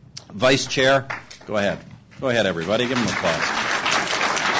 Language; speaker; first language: English; native; English